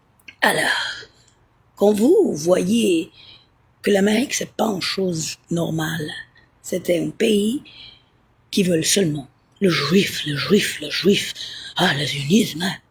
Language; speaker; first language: French; non-native, learner; Italian